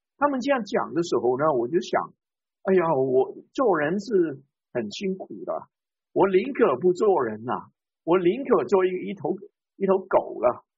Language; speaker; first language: Chinese; non-native, local second language; Cantonese